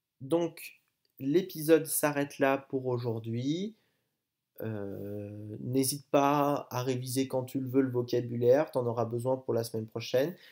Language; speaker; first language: French; native; French